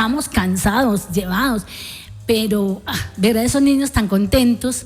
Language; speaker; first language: Spanish; native; Spanish